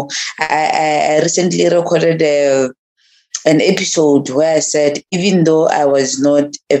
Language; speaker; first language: English; non-native, local second language; Tswana